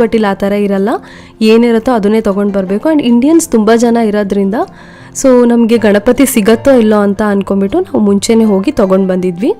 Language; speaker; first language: Kannada; native; Kannada